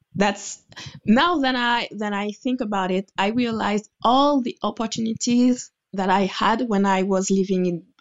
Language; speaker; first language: English; non-native, fluent; French